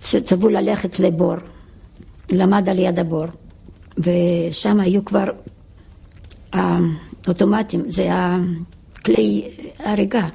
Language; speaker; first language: Hebrew; non-native, fluent; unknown